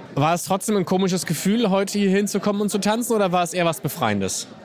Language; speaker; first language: German; native; German